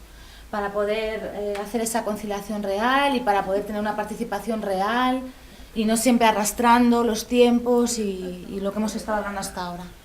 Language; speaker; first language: Spanish; native; Spanish